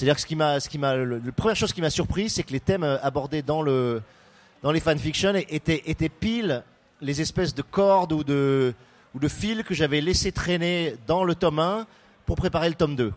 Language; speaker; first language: French; native; French